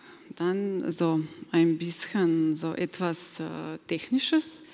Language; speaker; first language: German; non-native, fluent; Slovenian